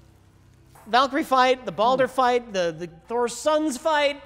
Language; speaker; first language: English; native; English